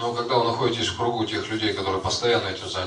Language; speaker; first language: Russian; native; Russian